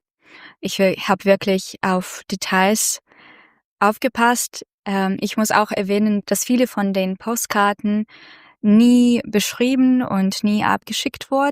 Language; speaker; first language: German; non-native, fluent; Russian